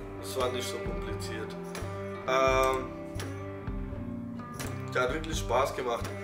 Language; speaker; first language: German; non-native, fluent; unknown